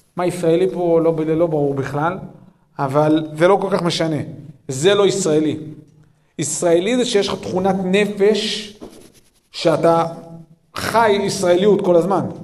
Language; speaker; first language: Hebrew; native; Hebrew